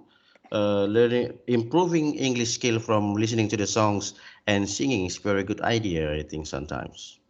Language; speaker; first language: English; non-native, learner; Indonesian